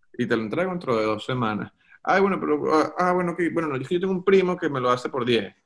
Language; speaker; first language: Spanish; native; Spanish